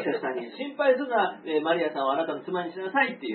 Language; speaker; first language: Japanese; native; Japanese